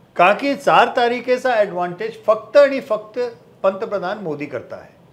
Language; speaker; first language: Marathi; early bilingual, heritage; Marathi